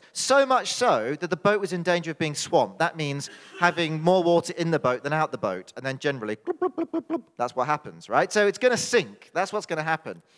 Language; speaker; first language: English; native; English